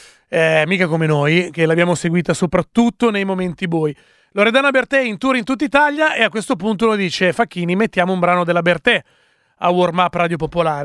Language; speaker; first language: Italian; native; Italian